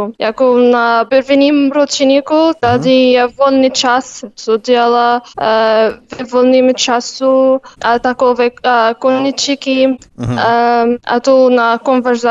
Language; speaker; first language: Czech; non-native, learner; Arabic